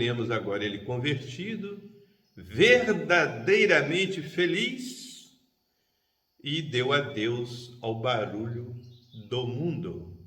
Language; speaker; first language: Portuguese; native; Portuguese